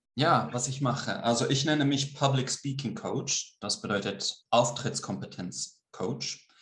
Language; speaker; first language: German; early bilingual, heritage; Swiss German